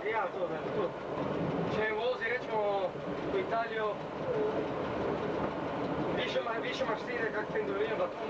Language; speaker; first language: Slovenian; non-native, learner; Italian